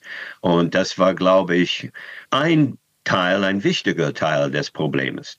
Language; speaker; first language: German; non-native, fluent; English